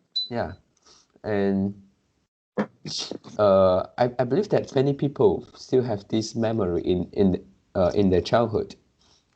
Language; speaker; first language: English; non-native, local second language; Chinese